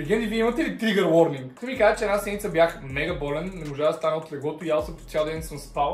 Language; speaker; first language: Bulgarian; native; Bulgarian